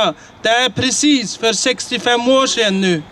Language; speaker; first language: Swedish; non-native, fluent; Uyghur